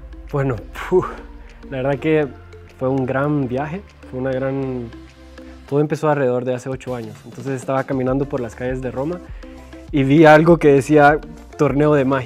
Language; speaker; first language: Spanish; non-native, fluent; Italian